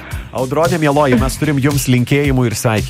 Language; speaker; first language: Lithuanian; native; Lithuanian